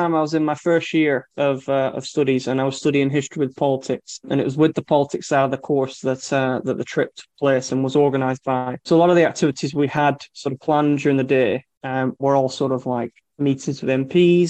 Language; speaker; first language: English; native; English